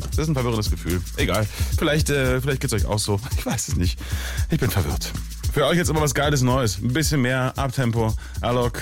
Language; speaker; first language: German; native; German